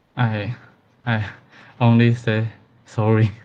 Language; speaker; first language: English; non-native, learner; Chinese